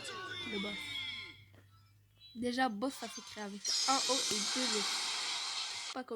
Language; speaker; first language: French; native; French